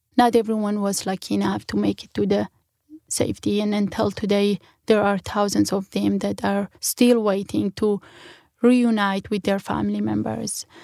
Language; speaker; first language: English; non-native, fluent; Kurdish